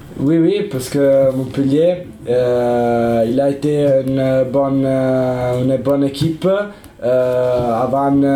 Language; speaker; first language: French; non-native, learner; Italian